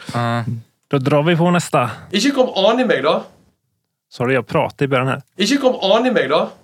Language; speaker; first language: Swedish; native; Swedish